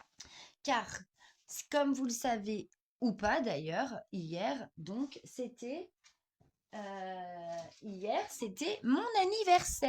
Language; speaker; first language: French; native; French